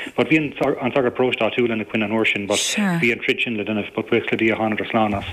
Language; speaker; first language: Irish; native; Irish